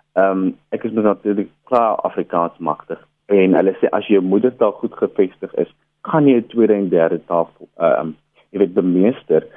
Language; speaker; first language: Afrikaans; native; Afrikaans